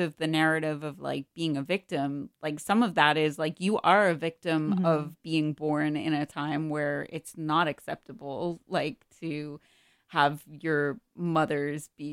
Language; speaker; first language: English; native; English